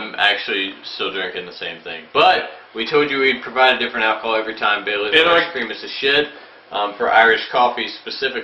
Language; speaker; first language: English; native; English